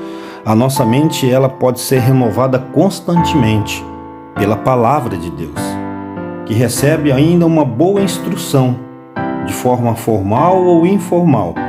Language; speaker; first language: Portuguese; native; Portuguese